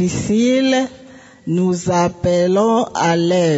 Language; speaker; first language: French; non-native, learner; Lingala